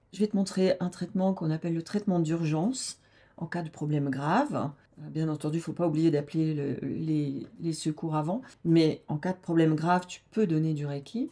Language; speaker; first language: French; native; French